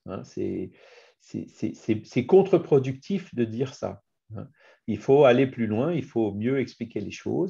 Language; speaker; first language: French; native; French